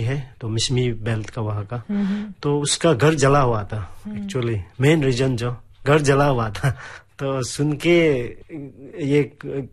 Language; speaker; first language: Hindi; non-native, local second language; Adi